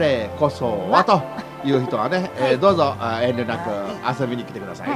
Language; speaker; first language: Japanese; native; Japanese